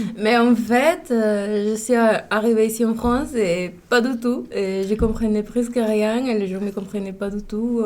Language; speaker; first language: French; non-native, fluent; Spanish